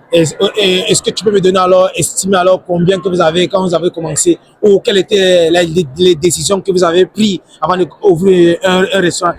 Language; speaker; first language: French; non-native, local second language; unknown